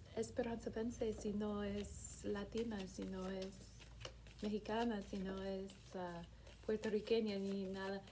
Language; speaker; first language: Spanish; non-native, fluent; English